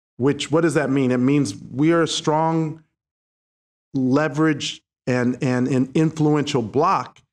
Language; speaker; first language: English; native; English